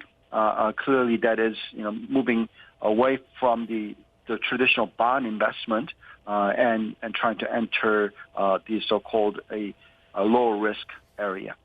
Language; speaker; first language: English; non-native, fluent; Korean